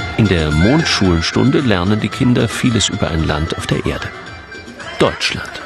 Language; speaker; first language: German; native; German